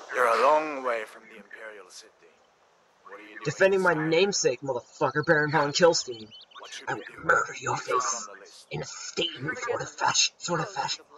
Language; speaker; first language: English; native; English